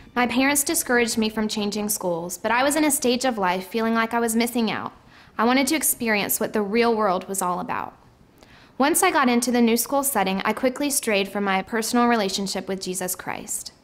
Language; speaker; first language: English; native; English